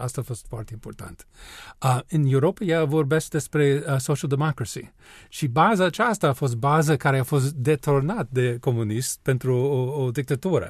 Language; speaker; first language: Romanian; non-native, learner; English